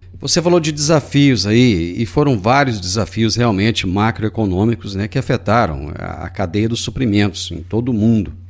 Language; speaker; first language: Portuguese; native; Portuguese